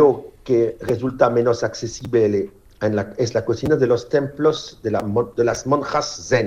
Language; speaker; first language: Spanish; non-native, fluent; French